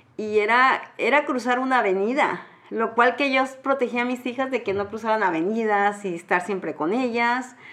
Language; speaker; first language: Spanish; native; Spanish